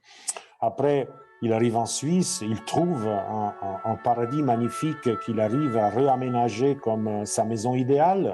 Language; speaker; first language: French; non-native, fluent; Italian